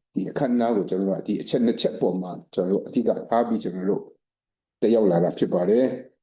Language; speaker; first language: Burmese; non-native, local second language; Kachin